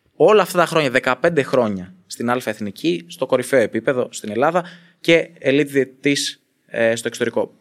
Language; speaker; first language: Greek; native; Greek